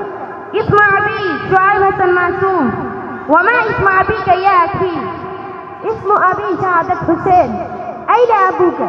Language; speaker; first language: Arabic; non-native, learner; Bangla